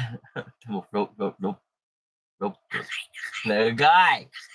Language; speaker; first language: Japanese; non-native, learner; English